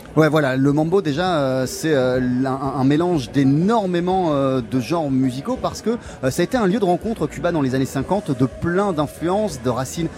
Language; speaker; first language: French; native; French